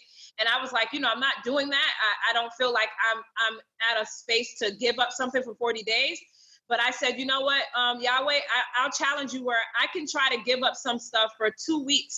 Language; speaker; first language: English; native; English